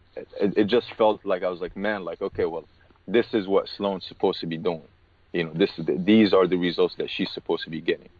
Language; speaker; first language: English; early bilingual, other home language; Arabic